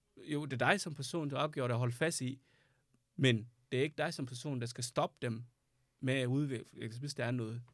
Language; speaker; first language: Danish; non-native, fluent; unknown